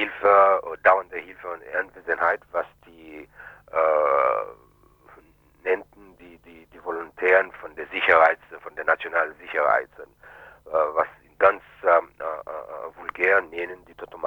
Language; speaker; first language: German; non-native, fluent; Haitian Creole